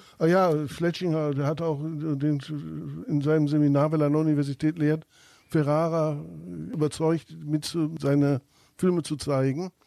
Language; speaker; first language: German; native; German